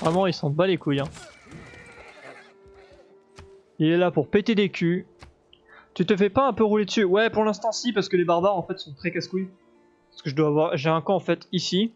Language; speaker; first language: French; native; French